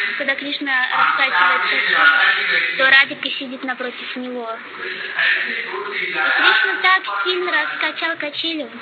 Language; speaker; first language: Russian; native; Russian